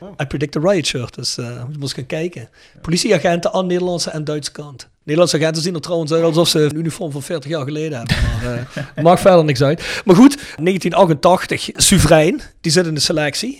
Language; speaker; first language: Dutch; native; Dutch